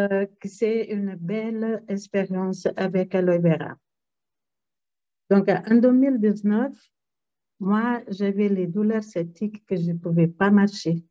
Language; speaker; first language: French; non-native, fluent; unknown